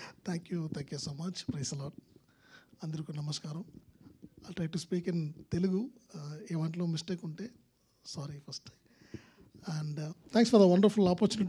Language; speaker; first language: Telugu; non-native, learner; Tamil